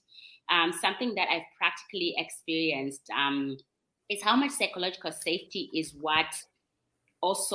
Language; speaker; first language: English; non-native, local second language; Shona